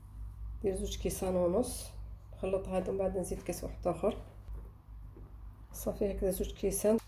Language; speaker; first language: Arabic; native; Arabic